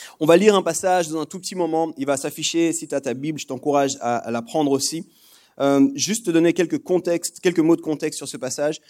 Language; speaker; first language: French; native; French